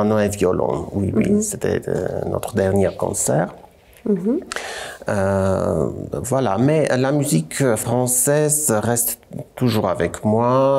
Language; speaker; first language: French; non-native, fluent; Armenian